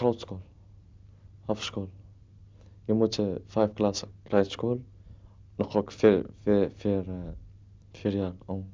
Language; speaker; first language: Dutch; non-native, learner; Arabic